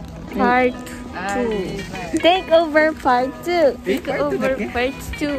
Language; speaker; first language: English; non-native, learner; Japanese